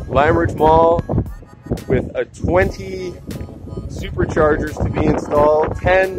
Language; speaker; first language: English; non-native, fluent; Ukrainian